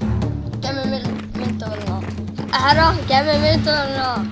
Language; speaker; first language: Icelandic; non-native, learner; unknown